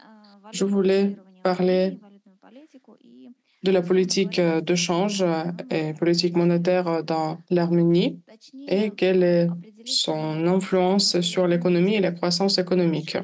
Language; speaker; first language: French; non-native, fluent; Armenian